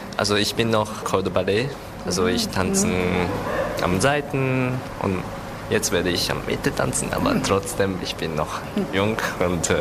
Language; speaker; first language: German; non-native, learner; Japanese